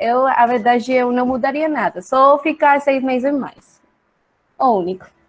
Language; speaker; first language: Portuguese; non-native, learner; Spanish